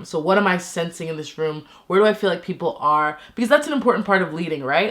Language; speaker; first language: English; native; English